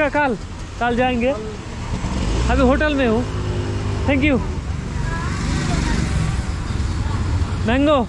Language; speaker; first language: Hindi; non-native, local second language; Bangla